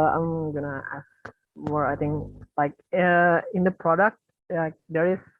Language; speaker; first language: English; non-native, learner; Indonesian